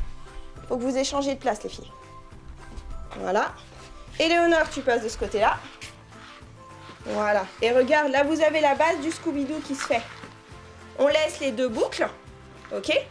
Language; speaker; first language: French; native; French